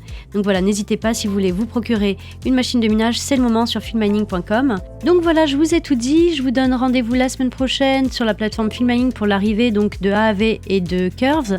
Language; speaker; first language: French; native; French